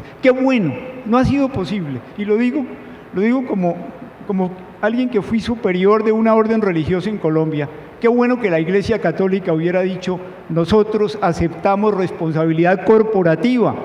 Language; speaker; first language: Spanish; native; Spanish